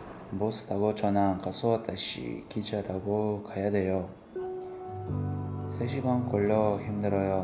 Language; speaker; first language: Korean; non-native, learner; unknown